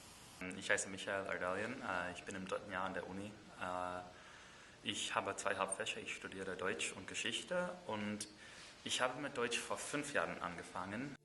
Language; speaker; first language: German; non-native, fluent; English